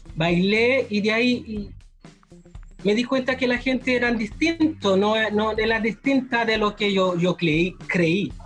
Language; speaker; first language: Spanish; non-native, fluent; Haitian Creole